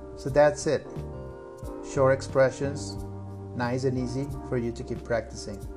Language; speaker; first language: English; non-native, fluent; Spanish